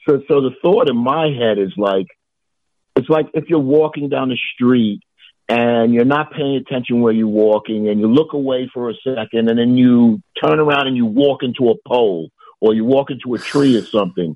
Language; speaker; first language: English; native; English